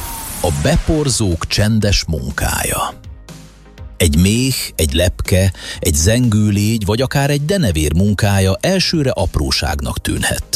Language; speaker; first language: Hungarian; native; Hungarian